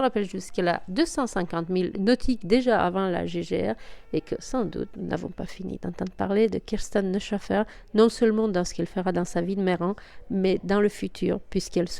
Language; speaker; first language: French; native; French